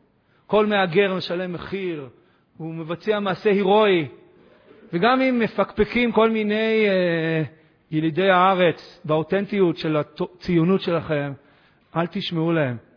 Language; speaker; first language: Hebrew; native; Hebrew